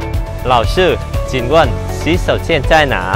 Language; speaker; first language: Chinese; non-native, learner; Vietnamese